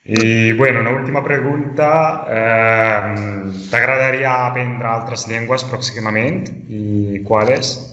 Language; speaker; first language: Catalan; non-native, fluent; Italian